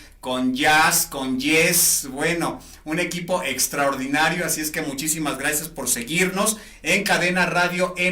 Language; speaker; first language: Spanish; native; Spanish